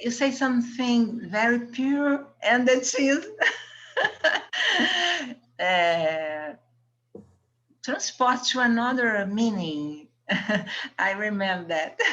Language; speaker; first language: English; non-native, learner; Portuguese